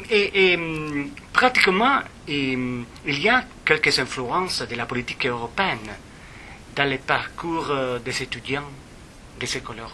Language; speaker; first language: French; non-native, fluent; Italian